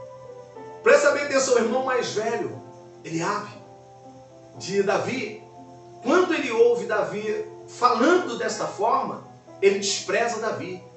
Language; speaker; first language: Portuguese; native; Portuguese